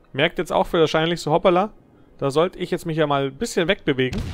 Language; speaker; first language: German; native; German